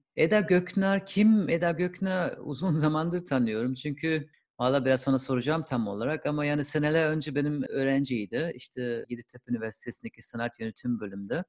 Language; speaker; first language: Turkish; non-native, fluent; German